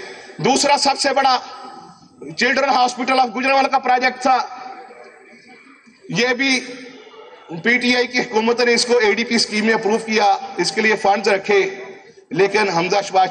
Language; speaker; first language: Urdu; non-native, local second language; Punjabi